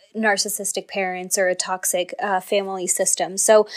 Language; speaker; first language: English; early bilingual, other home language; Hindi